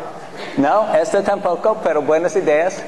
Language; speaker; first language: Spanish; non-native, fluent; English